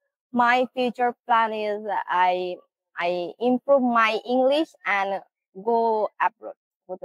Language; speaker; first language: English; non-native, learner; Bangla